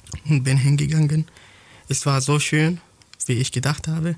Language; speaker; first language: German; non-native, fluent; Arabic